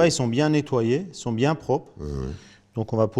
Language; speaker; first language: French; native; French